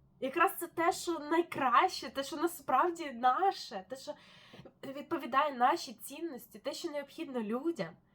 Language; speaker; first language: Ukrainian; non-native, local second language; Russian